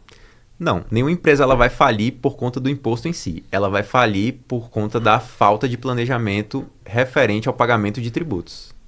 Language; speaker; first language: Portuguese; native; Portuguese